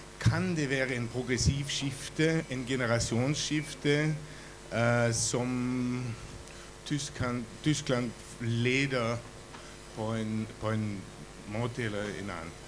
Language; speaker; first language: Norwegian; non-native, fluent; German